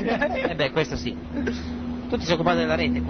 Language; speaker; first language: Italian; native; Italian